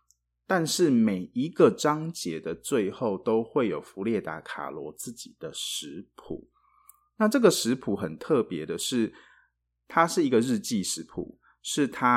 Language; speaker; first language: Chinese; native; Chinese